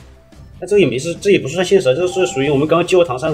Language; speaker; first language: Chinese; native; Chinese